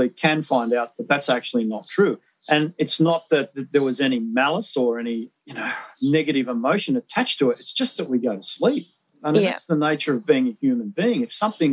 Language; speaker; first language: English; native; English